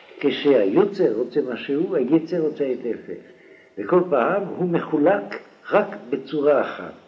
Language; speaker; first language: Hebrew; non-native, fluent; French